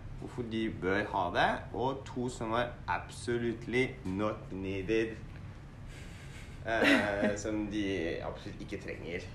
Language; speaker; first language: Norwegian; non-native, fluent; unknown